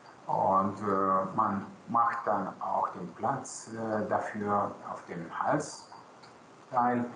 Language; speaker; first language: German; non-native, local second language; Hungarian